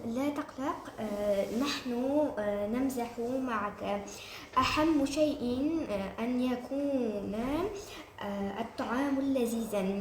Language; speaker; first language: Arabic; non-native, learner; Uzbek